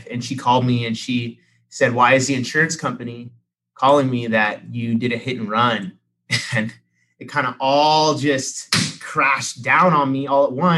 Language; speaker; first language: English; native; English